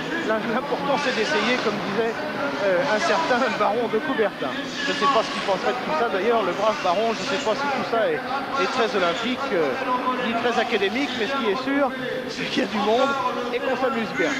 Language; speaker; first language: French; native; French